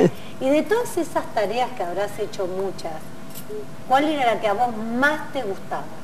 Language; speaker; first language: Spanish; native; Spanish